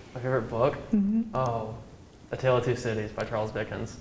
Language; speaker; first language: English; native; English